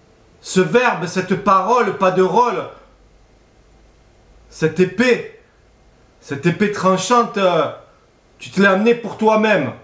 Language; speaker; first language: French; native; French